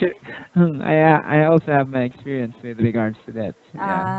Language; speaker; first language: English; non-native, local second language; Filipino